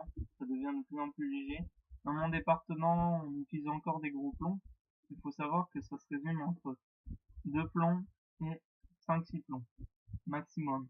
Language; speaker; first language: French; native; French